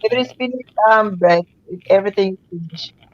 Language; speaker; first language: English; non-native, local second language; Filipino